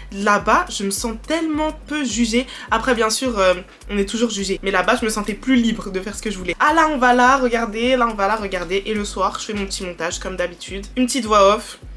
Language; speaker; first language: French; early bilingual, other home language; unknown